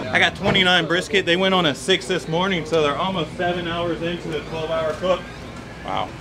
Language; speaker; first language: English; native; English